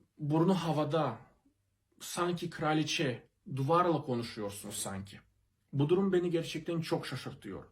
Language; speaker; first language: Turkish; non-native, fluent; Russian